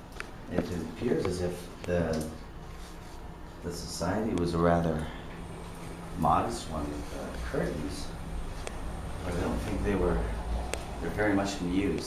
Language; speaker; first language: English; native; English